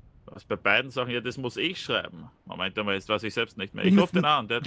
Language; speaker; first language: German; native; German